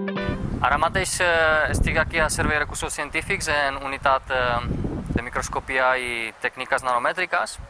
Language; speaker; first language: Catalan; non-native, fluent; Czech